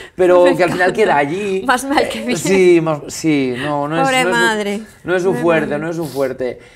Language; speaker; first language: Spanish; native; Spanish